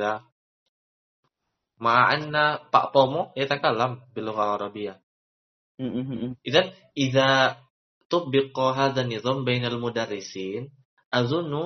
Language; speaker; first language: Arabic; non-native, fluent; Indonesian